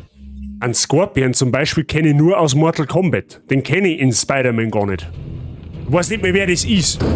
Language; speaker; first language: German; native; German